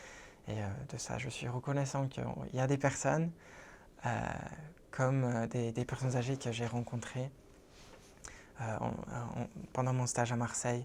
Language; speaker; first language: French; non-native, fluent; English